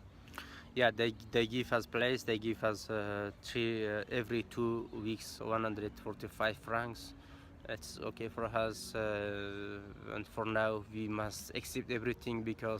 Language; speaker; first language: English; non-native, learner; Persian